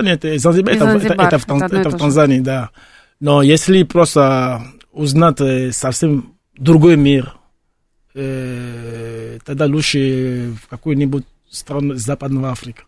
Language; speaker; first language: Russian; non-native, fluent; Fon